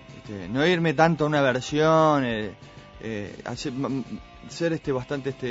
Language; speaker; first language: Spanish; native; Spanish